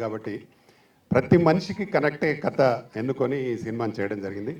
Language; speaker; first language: Telugu; native; Telugu